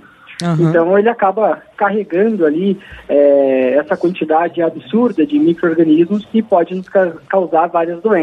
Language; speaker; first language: Portuguese; native; Portuguese